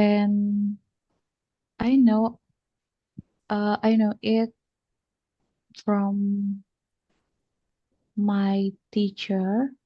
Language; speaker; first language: English; non-native, learner; Indonesian